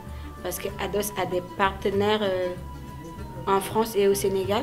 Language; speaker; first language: French; non-native, local second language; Wolof